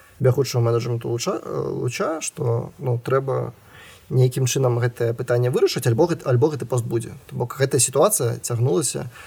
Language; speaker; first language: Belarusian; non-native, local second language; Russian